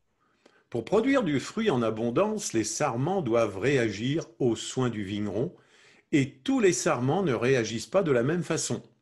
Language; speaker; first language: French; native; French